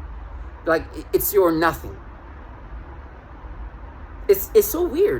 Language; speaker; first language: English; non-native, fluent; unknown